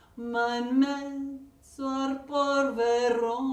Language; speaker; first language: Italian; non-native, fluent; English